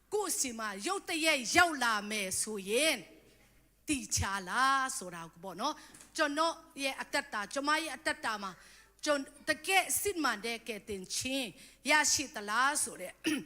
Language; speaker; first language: Burmese; non-native, local second language; Tedim Chin